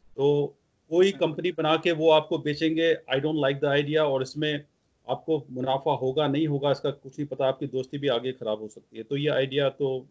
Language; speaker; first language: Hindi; non-native, local second language; Punjabi